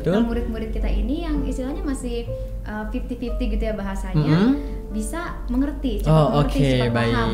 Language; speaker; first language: Indonesian; native; Indonesian